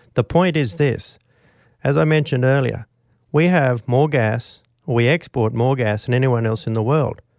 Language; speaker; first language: English; native; English